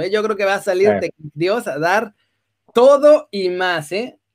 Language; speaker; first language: Spanish; native; Spanish